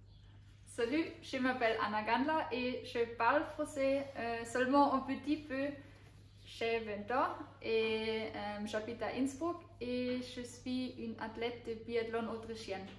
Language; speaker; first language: French; non-native, learner; German